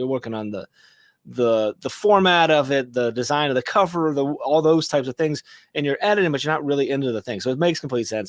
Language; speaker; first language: English; native; English